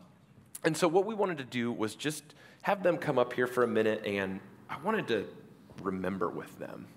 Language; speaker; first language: English; native; English